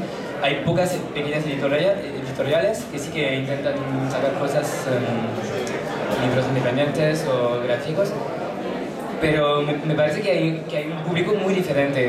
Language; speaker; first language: Spanish; non-native, fluent; French